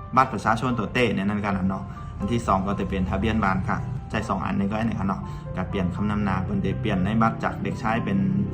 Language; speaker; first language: Thai; non-native, local second language; Shan